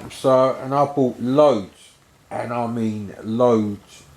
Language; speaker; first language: English; native; English